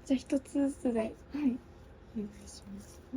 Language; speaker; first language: Japanese; native; Japanese